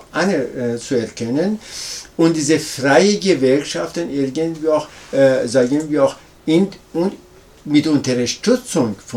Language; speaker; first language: German; non-native, learner; Persian